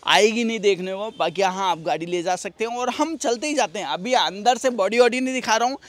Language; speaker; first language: Hindi; native; Hindi